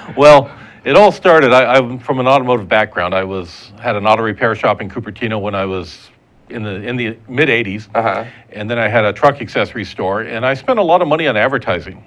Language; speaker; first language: English; native; English